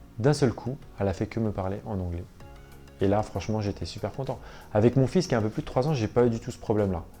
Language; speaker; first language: French; native; French